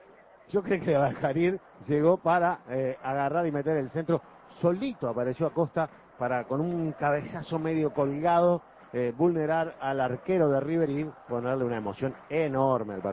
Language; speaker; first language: Spanish; native; Spanish